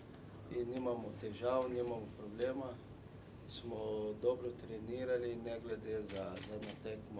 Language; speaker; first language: Slovenian; non-native, fluent; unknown